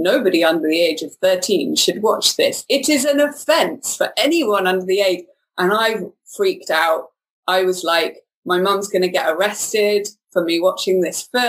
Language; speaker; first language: English; native; English